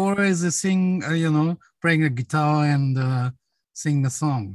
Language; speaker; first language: English; non-native, learner; Japanese